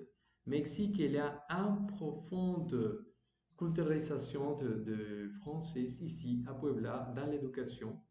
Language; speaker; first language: French; non-native, learner; Spanish